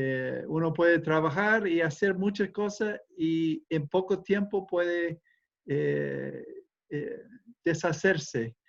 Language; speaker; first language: Spanish; non-native, fluent; English